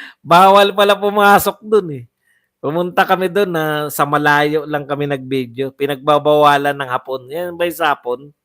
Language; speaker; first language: Filipino; non-native, local second language; Waray